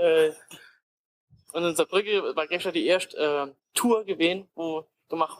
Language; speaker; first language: German; native; German